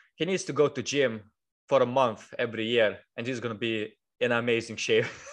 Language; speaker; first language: English; non-native, fluent; Lithuanian